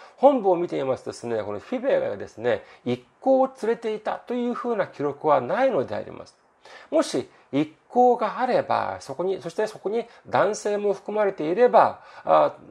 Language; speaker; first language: Japanese; non-native, fluent; Korean